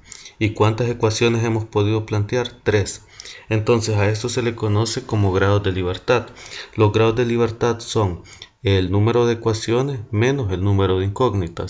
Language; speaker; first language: Spanish; native; Spanish